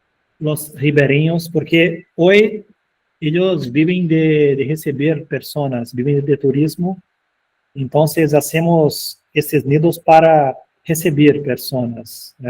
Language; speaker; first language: Spanish; non-native, fluent; Portuguese